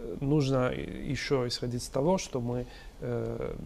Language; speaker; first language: Russian; non-native, fluent; Italian